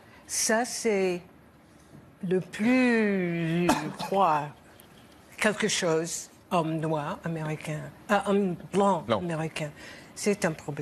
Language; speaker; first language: French; non-native, learner; English